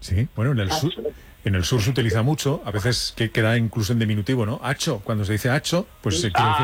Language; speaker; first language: Spanish; native; Spanish